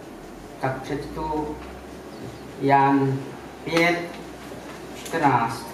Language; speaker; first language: Czech; non-native, fluent; Ukrainian